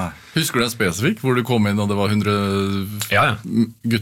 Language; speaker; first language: Norwegian; native; Norwegian